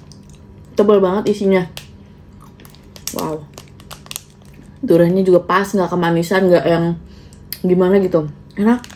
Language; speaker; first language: Indonesian; native; Indonesian